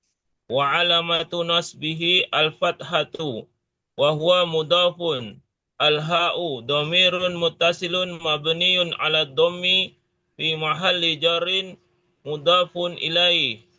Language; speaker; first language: Arabic; non-native, learner; Indonesian